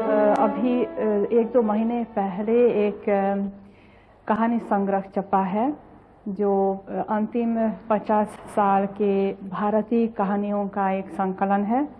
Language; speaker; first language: Hindi; non-native, fluent; Hungarian